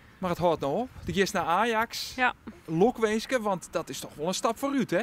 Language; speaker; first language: Dutch; non-native, local second language; Western Frisian